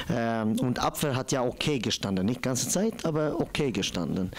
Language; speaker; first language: German; non-native, fluent; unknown